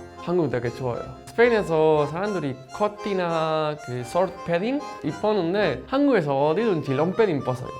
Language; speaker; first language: Korean; non-native, learner; Spanish